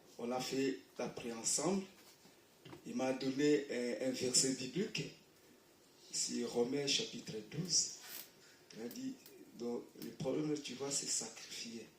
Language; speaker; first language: French; non-native, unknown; Portuguese